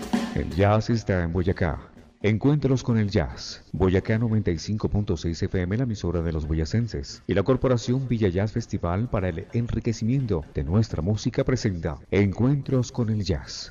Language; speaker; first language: Spanish; native; Spanish